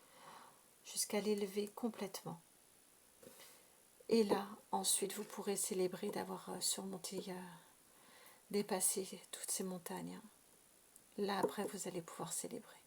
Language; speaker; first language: French; native; French